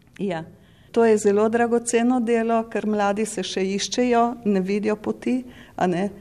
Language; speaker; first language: Slovenian; native; Slovenian